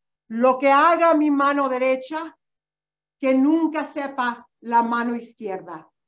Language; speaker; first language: Spanish; early bilingual, heritage; Spanish